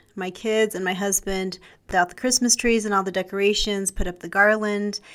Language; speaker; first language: English; native; English